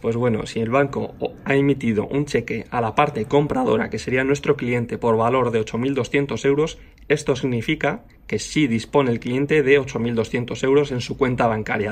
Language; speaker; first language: Spanish; native; Spanish